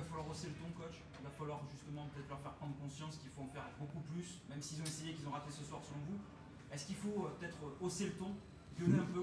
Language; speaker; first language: French; native; French